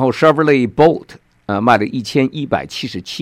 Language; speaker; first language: Chinese; native; Chinese